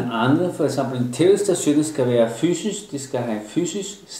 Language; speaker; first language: Danish; non-native, fluent; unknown